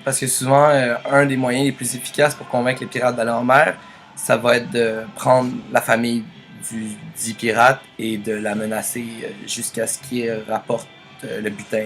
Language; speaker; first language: French; native; French